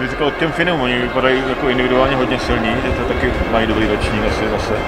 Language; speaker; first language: Czech; native; Czech